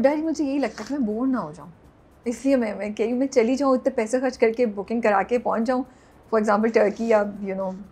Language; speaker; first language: Urdu; native; Urdu